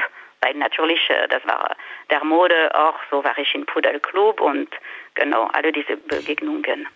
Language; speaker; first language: German; non-native, fluent; French